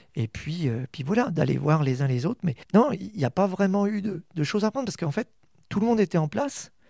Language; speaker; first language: French; native; French